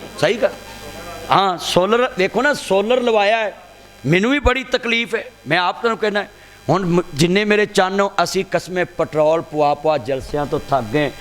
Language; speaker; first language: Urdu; non-native, local second language; Punjabi